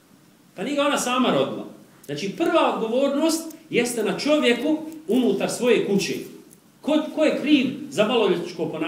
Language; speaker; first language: Serbian; native; Serbian